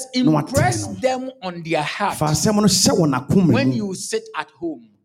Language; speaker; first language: English; non-native, local second language; Akan